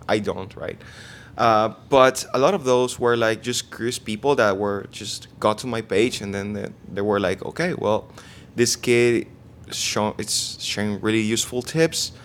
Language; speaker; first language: English; non-native, fluent; Spanish